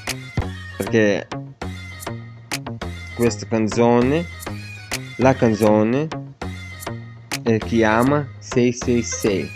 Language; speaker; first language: Italian; non-native, learner; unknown